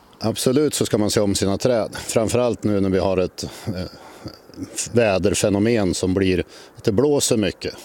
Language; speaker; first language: Swedish; native; Swedish